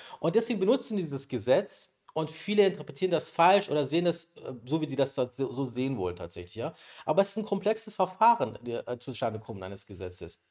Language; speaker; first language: German; early bilingual, other home language; Persian